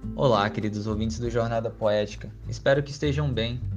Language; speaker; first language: Portuguese; native; Portuguese